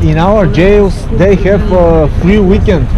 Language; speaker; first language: English; non-native, learner; Bulgarian